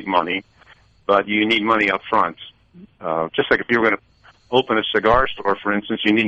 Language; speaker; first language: English; native; English